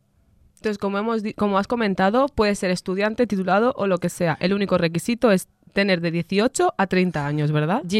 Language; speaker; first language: Spanish; native; Spanish